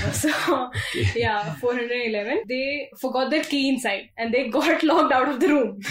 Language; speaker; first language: English; non-native, local second language; Hindi